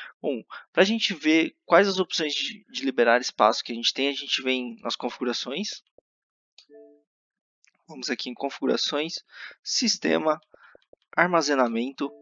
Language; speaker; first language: Portuguese; native; Portuguese